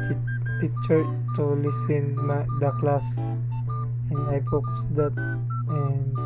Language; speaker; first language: English; non-native, learner; Cebuano